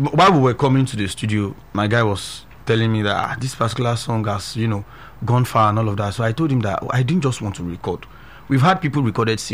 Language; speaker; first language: English; non-native, local second language; Yoruba